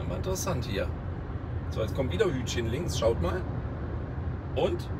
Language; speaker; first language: German; native; German